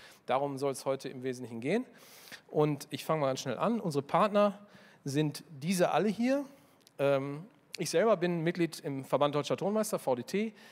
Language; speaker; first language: German; native; German